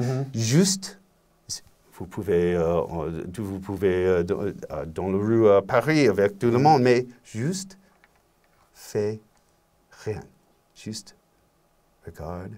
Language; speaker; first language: French; non-native, learner; English